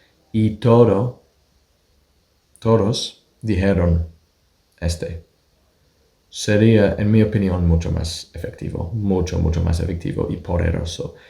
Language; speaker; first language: Spanish; non-native, fluent; English